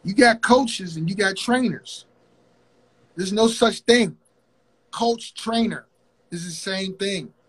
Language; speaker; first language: English; native; English